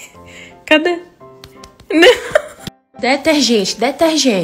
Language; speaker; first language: Portuguese; native; Portuguese